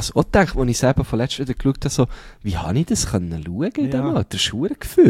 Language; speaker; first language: German; native; German